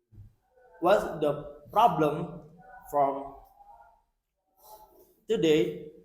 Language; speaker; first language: English; non-native, learner; Indonesian